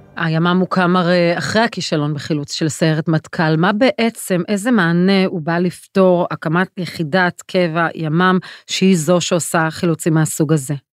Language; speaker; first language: Hebrew; native; Hebrew